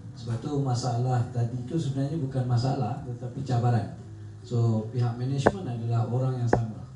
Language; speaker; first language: Malay; native; Malay